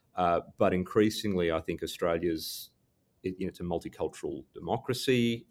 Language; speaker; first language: English; native; English